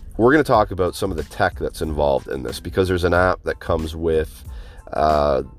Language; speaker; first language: English; native; English